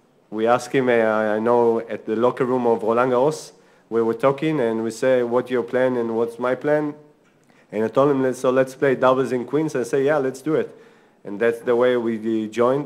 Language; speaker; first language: English; non-native, fluent; Hebrew